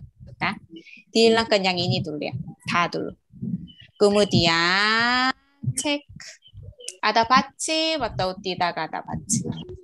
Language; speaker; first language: Indonesian; non-native, learner; Korean